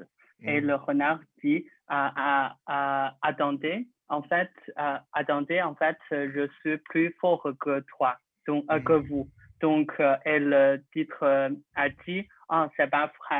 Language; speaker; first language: French; non-native, learner; Chinese